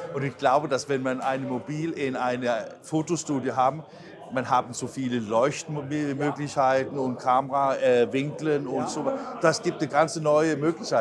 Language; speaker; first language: German; non-native, fluent; Danish